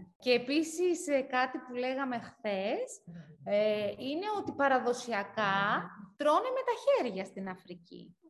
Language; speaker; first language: Greek; native; Greek